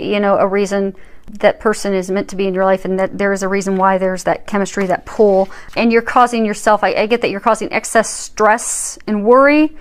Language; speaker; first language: English; native; English